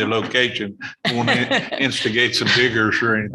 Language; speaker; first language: English; native; English